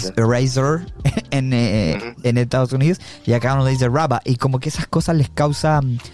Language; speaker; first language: Spanish; native; Spanish